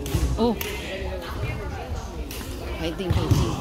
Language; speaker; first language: Korean; non-native, fluent; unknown